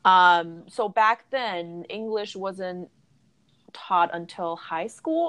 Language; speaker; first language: English; non-native, fluent; Chinese